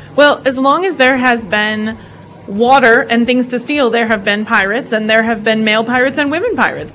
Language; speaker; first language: English; native; English